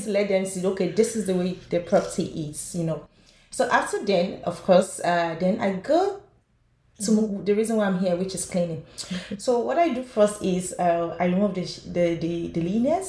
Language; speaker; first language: English; non-native, local second language; Yoruba